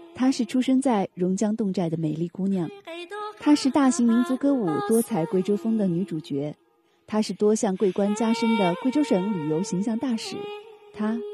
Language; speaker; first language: Chinese; native; Chinese